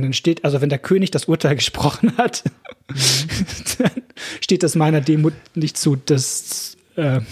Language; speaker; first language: German; native; German